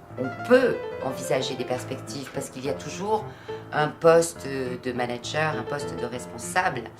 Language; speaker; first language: French; native; French